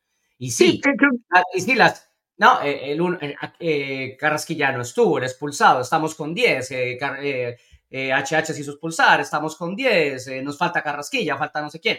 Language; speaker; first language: Spanish; native; Spanish